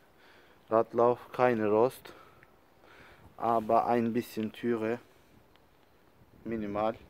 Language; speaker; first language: German; non-native, learner; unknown